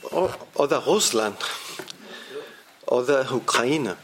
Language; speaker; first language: German; non-native, learner; Spanish